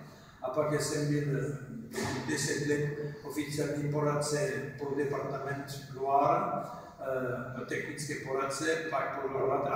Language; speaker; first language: Czech; non-native, learner; French